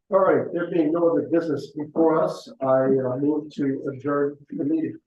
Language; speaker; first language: English; native; English